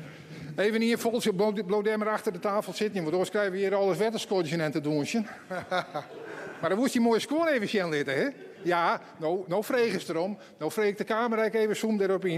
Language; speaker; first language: Dutch; non-native, local second language; Western Frisian